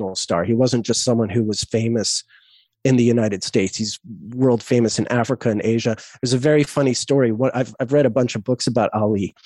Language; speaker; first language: English; native; English